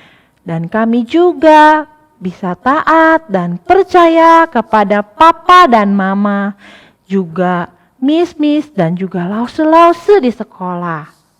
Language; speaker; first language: Indonesian; native; Indonesian